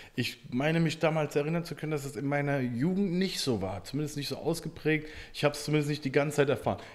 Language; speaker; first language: German; native; German